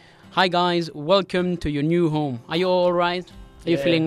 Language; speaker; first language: English; non-native, fluent; Spanish